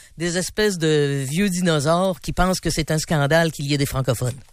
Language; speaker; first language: French; native; French